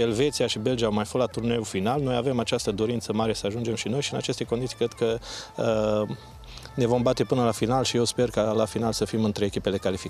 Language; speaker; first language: Romanian; native; Romanian